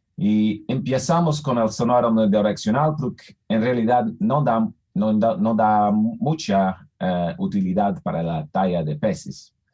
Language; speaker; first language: Spanish; non-native, fluent; English